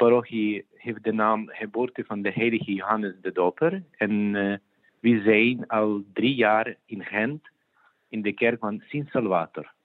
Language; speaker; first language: Dutch; non-native, fluent; Ukrainian